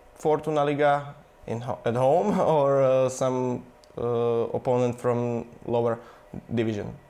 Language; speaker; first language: English; non-native, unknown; Slovak